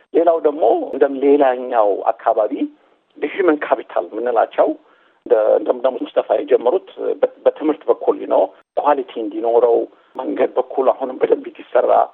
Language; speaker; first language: Amharic; non-native, local second language; Somali